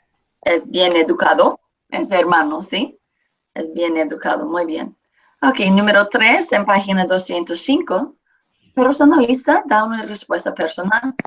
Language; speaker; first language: Spanish; non-native, fluent; English